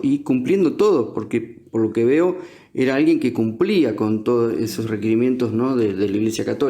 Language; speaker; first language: Spanish; native; Spanish